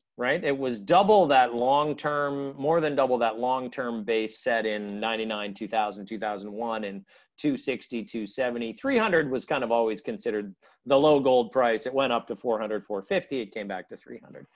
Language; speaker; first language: English; native; English